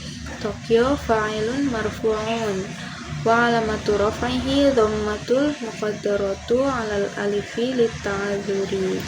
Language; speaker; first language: Arabic; non-native, learner; Indonesian